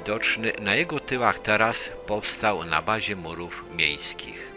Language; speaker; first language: Polish; native; Polish